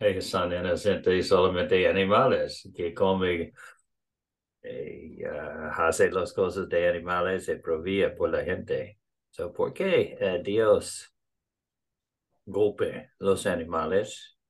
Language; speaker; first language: Spanish; non-native, learner; English